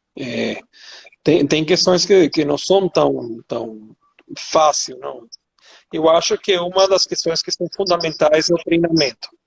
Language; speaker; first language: Portuguese; non-native, fluent; Spanish